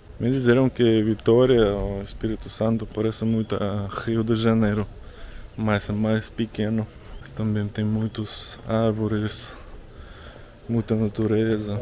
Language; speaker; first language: Portuguese; non-native, learner; Russian